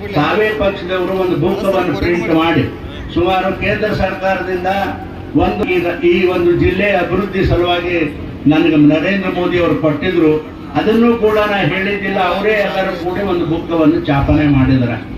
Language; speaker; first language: Kannada; native; Kannada